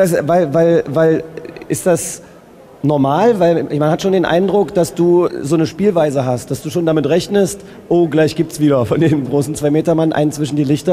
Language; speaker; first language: German; native; German